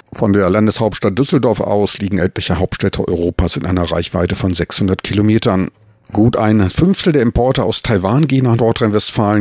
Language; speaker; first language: German; native; German